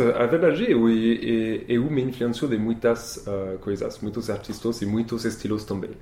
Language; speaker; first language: Portuguese; non-native, learner; French